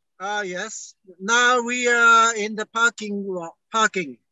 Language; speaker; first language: English; non-native, learner; Japanese